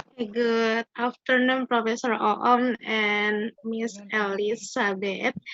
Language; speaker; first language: English; non-native, learner; Indonesian